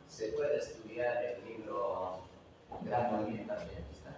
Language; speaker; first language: Spanish; native; Spanish